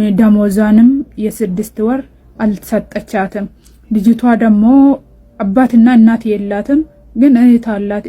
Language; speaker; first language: Amharic; non-native, local second language; Oromo